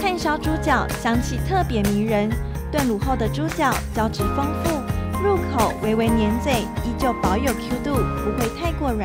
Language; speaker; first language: Chinese; native; Chinese